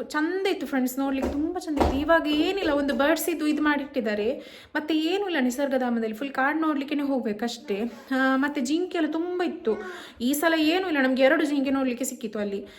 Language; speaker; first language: Kannada; non-native, local second language; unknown